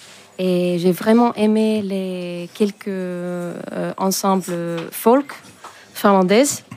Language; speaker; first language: French; non-native, fluent; Finnish